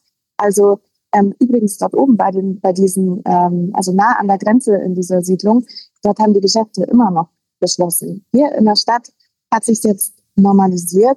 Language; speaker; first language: German; native; German